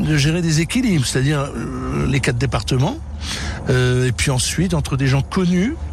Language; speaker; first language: French; native; French